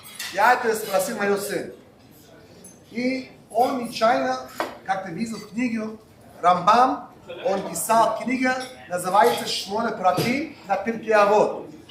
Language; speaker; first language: Russian; non-native, local second language; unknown